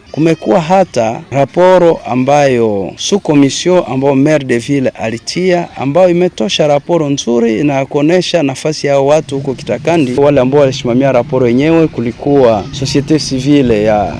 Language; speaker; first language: Swahili; non-native, local second language; Nande